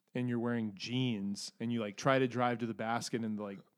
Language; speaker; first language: English; native; English